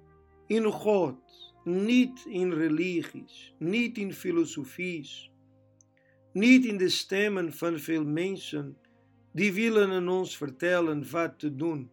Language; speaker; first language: Dutch; non-native, fluent; Portuguese